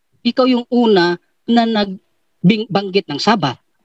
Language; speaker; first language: Filipino; native; Filipino